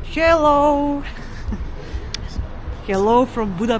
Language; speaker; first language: English; non-native, learner; Russian